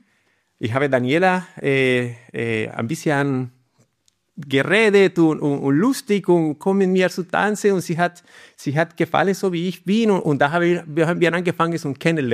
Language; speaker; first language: German; non-native, learner; Spanish